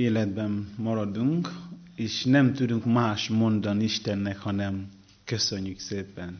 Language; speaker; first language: Hungarian; non-native, learner; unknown